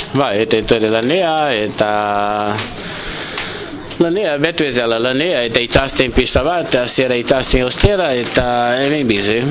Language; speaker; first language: Basque; non-native, learner; Portuguese